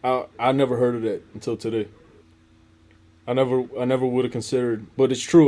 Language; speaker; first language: English; native; English